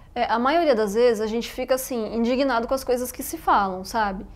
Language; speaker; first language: Portuguese; early bilingual, other home language; Arabic